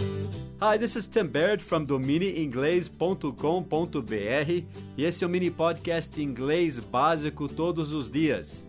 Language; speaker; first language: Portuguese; non-native, fluent; English